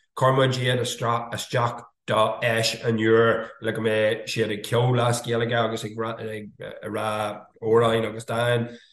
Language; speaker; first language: Irish; non-native, fluent; English